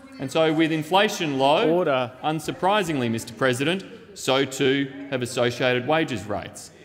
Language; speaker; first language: English; native; English